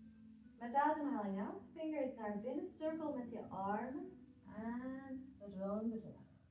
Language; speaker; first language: Dutch; non-native, fluent; Latvian